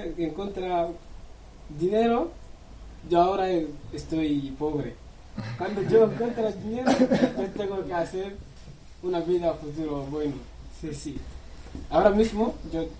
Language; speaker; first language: Spanish; non-native, learner; Bambara